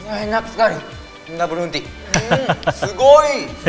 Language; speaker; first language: Indonesian; non-native, fluent; Japanese